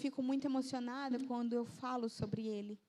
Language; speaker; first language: Portuguese; native; Portuguese